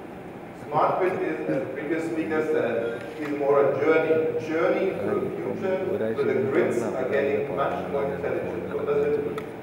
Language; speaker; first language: English; non-native, fluent; German